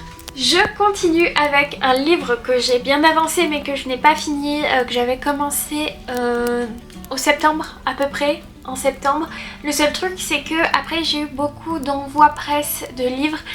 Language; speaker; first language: French; native; French